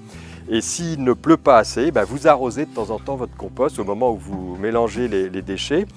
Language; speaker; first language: French; native; French